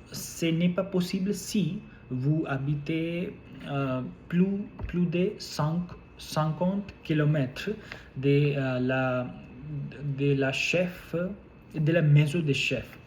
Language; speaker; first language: French; non-native, learner; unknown